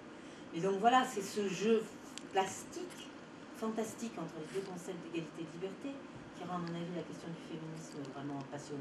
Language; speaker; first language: French; native; French